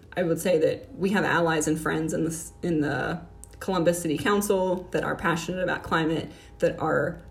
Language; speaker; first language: English; native; English